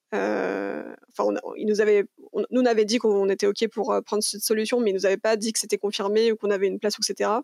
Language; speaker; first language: French; native; French